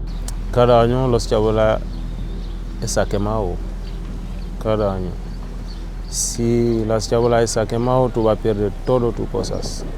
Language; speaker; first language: Spanish; non-native, learner; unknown